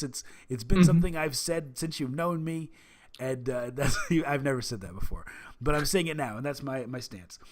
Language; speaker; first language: English; native; English